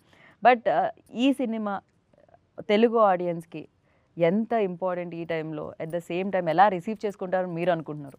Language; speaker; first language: Telugu; native; Telugu